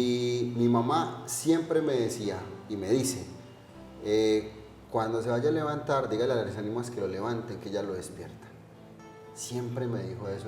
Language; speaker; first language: Spanish; native; Spanish